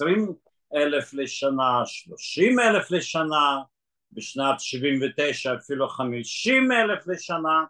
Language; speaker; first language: Hebrew; non-native, fluent; Russian